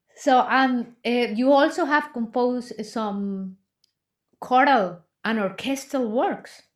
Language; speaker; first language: English; non-native, fluent; Spanish